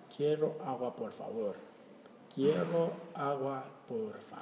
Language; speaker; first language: Spanish; non-native, learner; Swahili